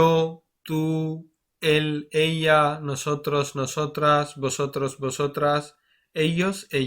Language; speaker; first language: Spanish; non-native, fluent; Urdu